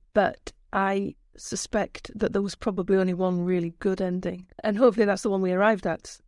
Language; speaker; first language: English; native; English